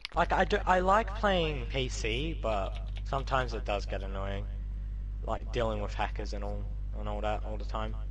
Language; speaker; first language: English; native; English